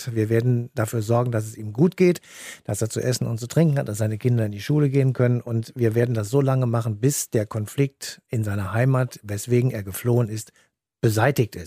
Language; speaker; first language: German; native; German